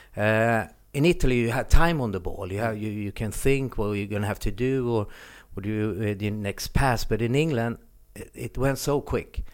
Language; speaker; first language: English; non-native, fluent; Swedish